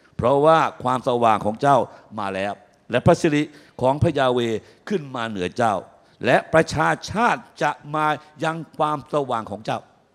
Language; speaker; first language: Thai; native; Thai